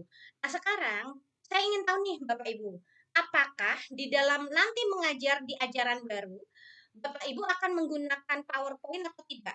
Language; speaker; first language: Indonesian; native; Indonesian